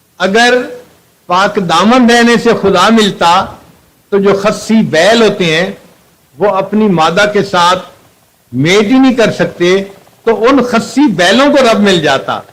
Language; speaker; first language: Urdu; non-native, local second language; Punjabi